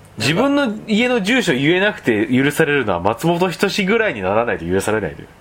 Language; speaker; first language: Japanese; early bilingual, heritage; Japanese